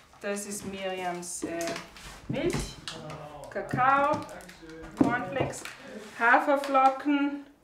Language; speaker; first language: German; non-native, fluent; Serbian